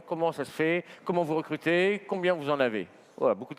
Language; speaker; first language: French; native; French